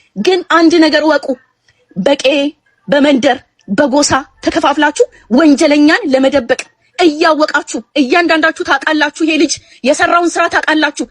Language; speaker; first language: Amharic; non-native, local second language; Oromo